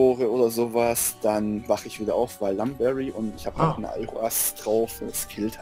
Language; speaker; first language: German; native; German